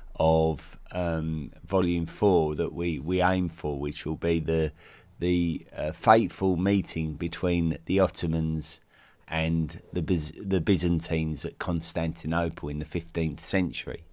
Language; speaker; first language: English; native; English